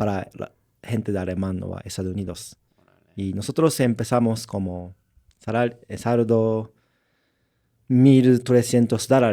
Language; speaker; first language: Spanish; non-native, learner; Japanese